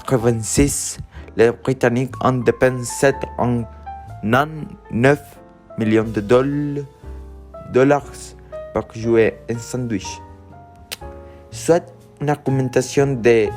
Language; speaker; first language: French; non-native, learner; Spanish